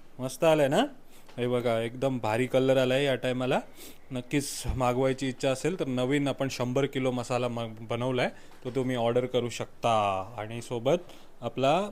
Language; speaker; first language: Marathi; native; Marathi